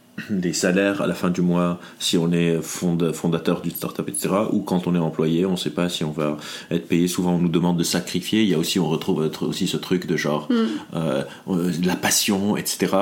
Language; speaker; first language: French; non-native, local second language; Arabic